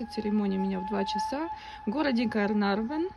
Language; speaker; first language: Russian; native; Russian